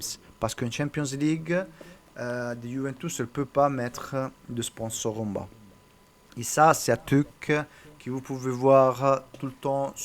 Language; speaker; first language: French; non-native, learner; Italian